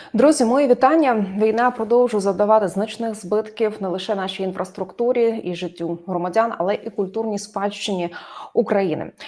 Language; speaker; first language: Ukrainian; native; Ukrainian